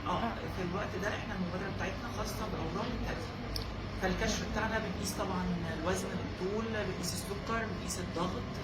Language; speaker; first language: Arabic; native; Arabic